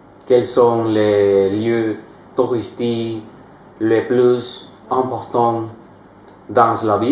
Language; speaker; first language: French; non-native, learner; Spanish